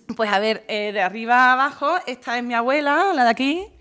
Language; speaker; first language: Spanish; native; Spanish